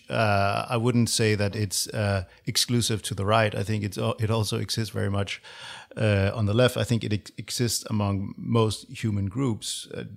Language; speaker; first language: English; non-native, fluent; Danish